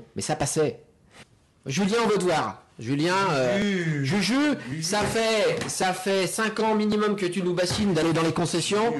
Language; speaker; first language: French; native; French